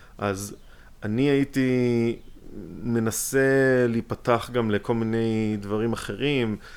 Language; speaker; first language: Hebrew; native; Hebrew